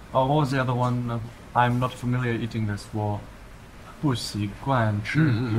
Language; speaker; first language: English; non-native, fluent; German